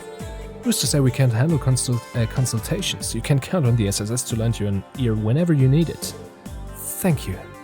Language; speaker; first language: English; non-native, fluent; German